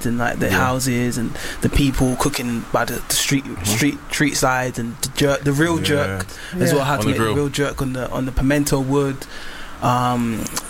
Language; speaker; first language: English; native; English